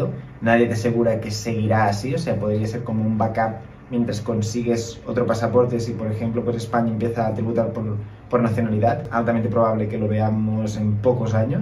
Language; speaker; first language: Spanish; native; Spanish